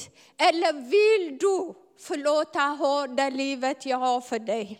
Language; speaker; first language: Swedish; non-native, fluent; Amharic